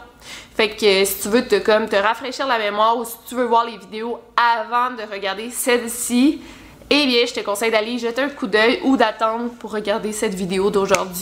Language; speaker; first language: French; native; French